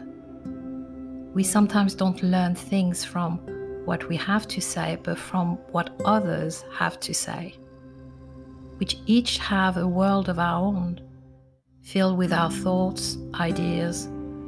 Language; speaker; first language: English; non-native, fluent; French